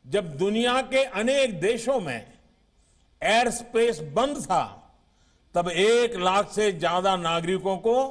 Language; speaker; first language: Hindi; native; Hindi